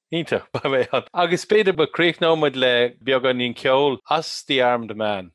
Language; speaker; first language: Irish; non-native, local second language; English